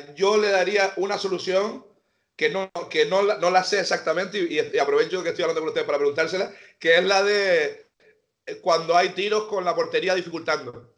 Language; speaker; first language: Spanish; native; Spanish